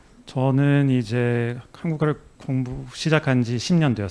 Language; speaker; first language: Korean; non-native, fluent; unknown